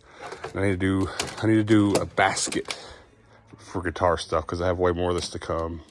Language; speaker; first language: English; native; English